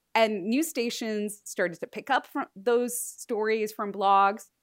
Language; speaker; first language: English; native; English